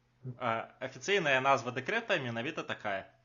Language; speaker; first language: Belarusian; non-native, local second language; Russian